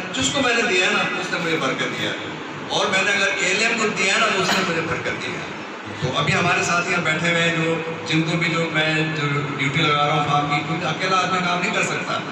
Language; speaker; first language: Urdu; non-native, local second language; Sindhi